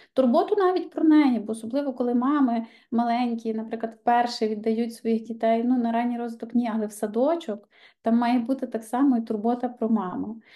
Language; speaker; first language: Ukrainian; native; Ukrainian